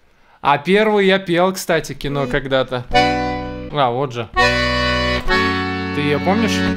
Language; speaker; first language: Russian; native; Russian